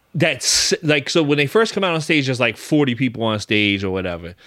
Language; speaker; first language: English; native; English